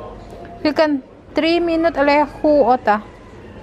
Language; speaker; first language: Swedish; non-native, learner; Indonesian